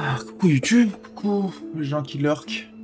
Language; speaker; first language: French; native; French